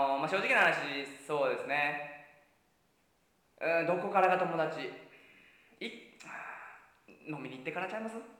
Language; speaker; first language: Japanese; native; Japanese